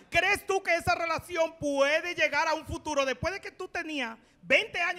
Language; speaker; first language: Spanish; native; Spanish